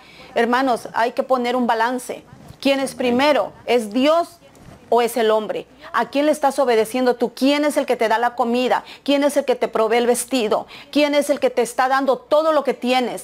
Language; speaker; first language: Spanish; native; Spanish